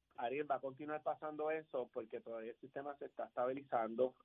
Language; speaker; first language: Spanish; native; Spanish